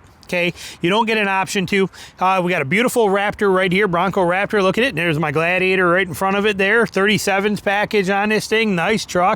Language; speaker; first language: English; native; English